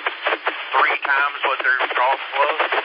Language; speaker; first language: English; native; English